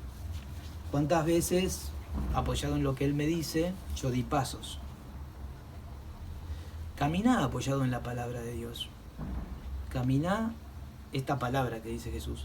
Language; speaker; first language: Spanish; native; Spanish